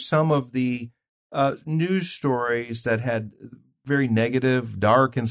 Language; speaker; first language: English; native; English